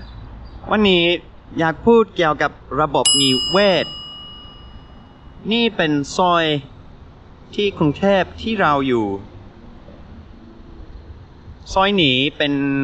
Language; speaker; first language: Thai; non-native, learner; English